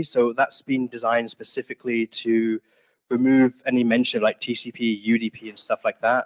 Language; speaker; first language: English; native; English